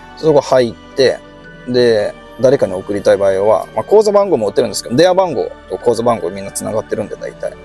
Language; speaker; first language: Japanese; native; Japanese